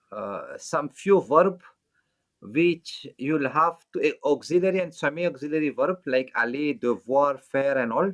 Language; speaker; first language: English; non-native, local second language; French